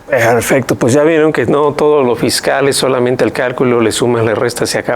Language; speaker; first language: Spanish; native; Spanish